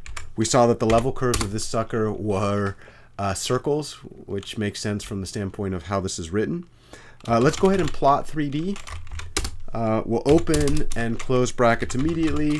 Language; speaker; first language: English; native; English